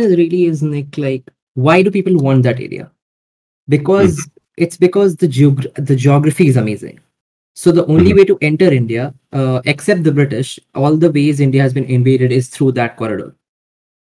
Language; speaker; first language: English; non-native, local second language; Hindi